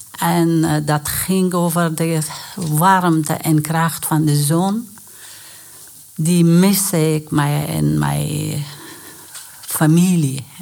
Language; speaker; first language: Dutch; non-native, learner; Persian